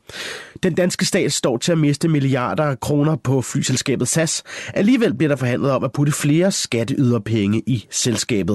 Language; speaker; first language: Danish; native; Danish